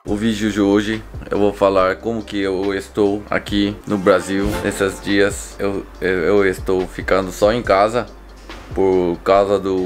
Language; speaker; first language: Portuguese; non-native, learner; Korean